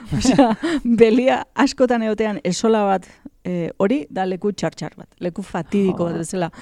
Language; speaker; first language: Basque; native; Basque